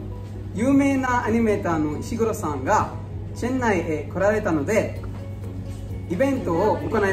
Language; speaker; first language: Japanese; non-native, learner; Tamil